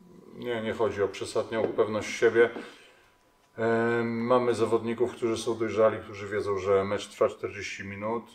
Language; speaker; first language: Polish; native; Polish